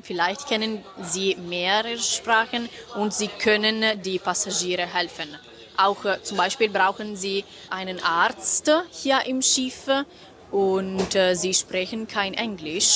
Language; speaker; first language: German; non-native, fluent; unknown